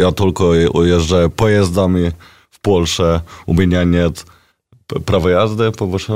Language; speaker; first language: Russian; non-native, learner; Polish